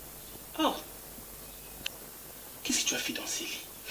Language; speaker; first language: French; non-native, local second language; Lingala